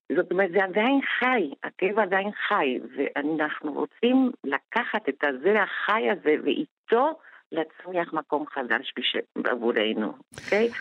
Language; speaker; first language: Hebrew; non-native, fluent; Spanish